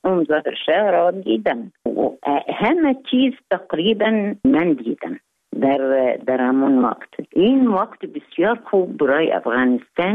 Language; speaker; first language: Persian; non-native, learner; Arabic